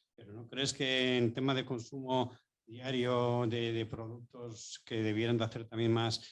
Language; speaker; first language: Spanish; native; Spanish